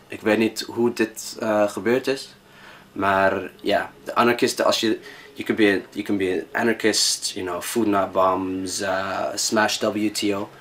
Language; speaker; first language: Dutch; non-native, fluent; English